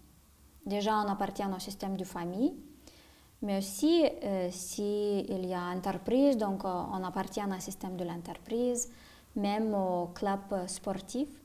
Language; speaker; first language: French; non-native, fluent; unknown